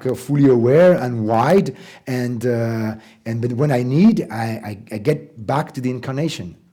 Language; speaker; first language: English; non-native, fluent; French